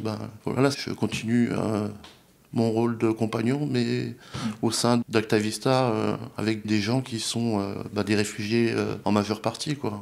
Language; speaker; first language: French; native; French